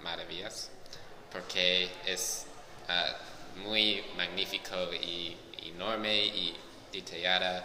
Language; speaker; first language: Spanish; non-native, learner; English